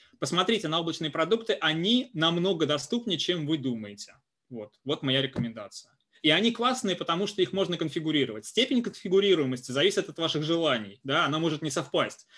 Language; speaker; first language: Russian; native; Russian